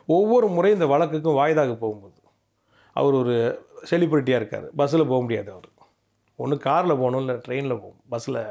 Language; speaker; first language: Tamil; native; Tamil